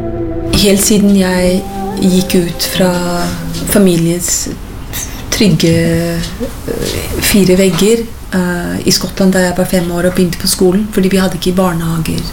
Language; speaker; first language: Norwegian; non-native, fluent; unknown